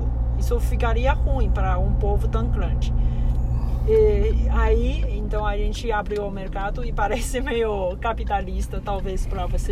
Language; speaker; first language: Portuguese; non-native, fluent; Chinese